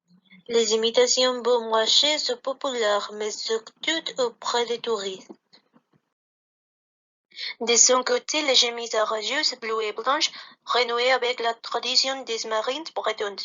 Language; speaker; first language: French; non-native, learner; Spanish